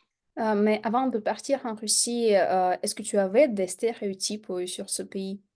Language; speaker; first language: French; non-native, fluent; Russian